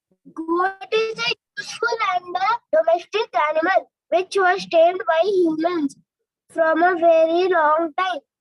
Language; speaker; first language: English; non-native, learner; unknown